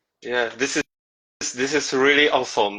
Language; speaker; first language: English; non-native, learner; Polish